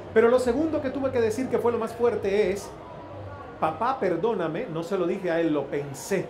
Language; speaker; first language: Spanish; native; Spanish